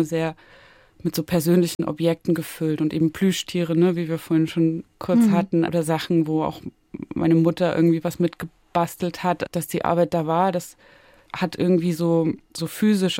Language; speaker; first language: German; native; German